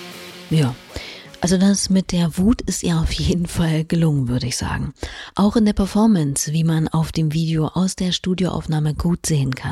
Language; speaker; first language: German; native; German